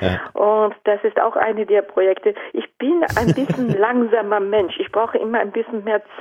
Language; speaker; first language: German; non-native, fluent; Japanese